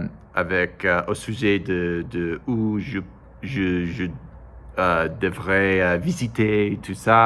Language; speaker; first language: French; non-native, learner; English